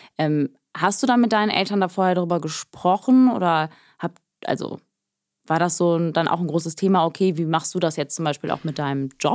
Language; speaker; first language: German; native; German